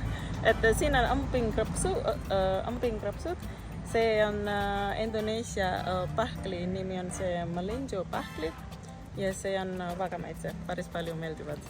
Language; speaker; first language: Estonian; non-native, fluent; Indonesian